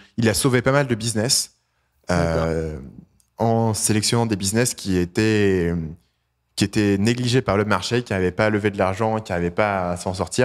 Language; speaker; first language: French; native; French